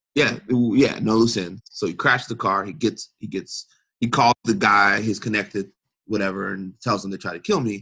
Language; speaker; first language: English; native; English